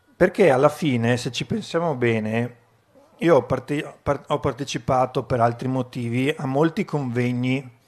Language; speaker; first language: Italian; native; Italian